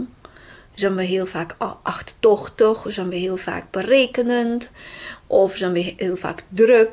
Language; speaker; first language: Dutch; non-native, fluent; Chinese